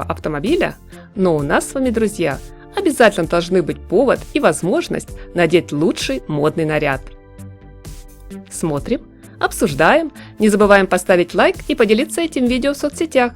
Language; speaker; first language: Russian; native; Russian